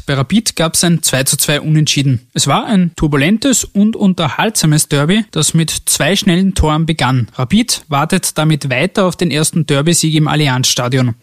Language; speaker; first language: German; native; German